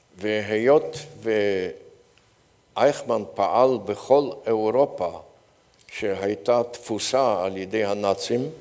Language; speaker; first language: Hebrew; non-native, fluent; Polish